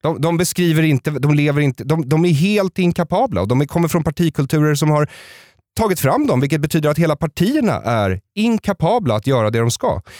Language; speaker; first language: Swedish; native; Swedish